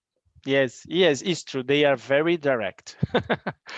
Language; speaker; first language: English; non-native, fluent; Portuguese